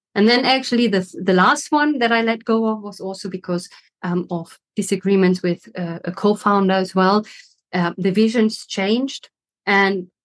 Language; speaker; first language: English; non-native, fluent; German